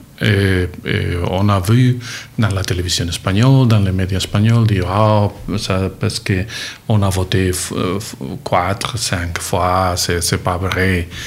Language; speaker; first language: French; non-native, learner; Catalan